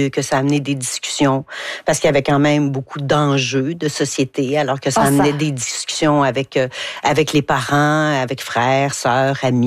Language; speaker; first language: French; native; French